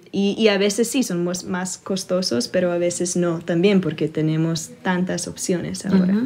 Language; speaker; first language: Spanish; early bilingual, heritage; Spanish